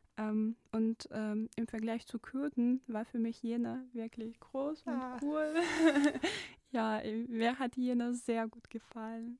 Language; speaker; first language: German; non-native, fluent; Russian